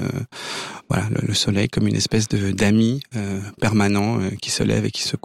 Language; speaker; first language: French; native; French